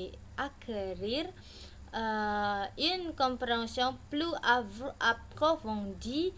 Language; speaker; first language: French; non-native, learner; Indonesian